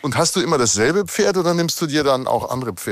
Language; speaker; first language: German; native; German